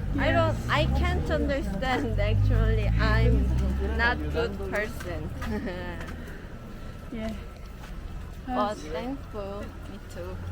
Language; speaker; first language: English; non-native, learner; Spanish